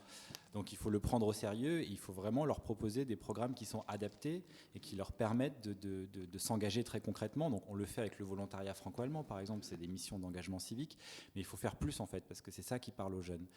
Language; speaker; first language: French; native; French